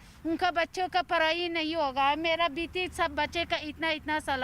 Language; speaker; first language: Hindi; non-native, learner; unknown